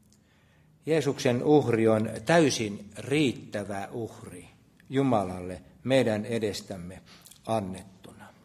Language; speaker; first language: Finnish; native; Finnish